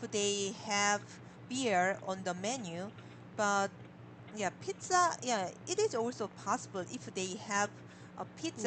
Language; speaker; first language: English; non-native, learner; Korean